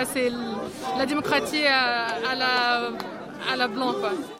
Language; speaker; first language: French; non-native, local second language; Arabic